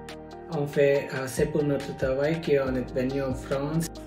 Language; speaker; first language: French; non-native, fluent; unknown